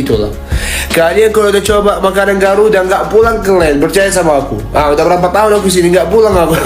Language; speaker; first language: Indonesian; non-native, fluent; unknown